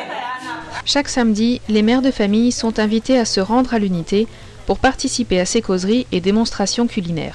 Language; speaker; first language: French; native; French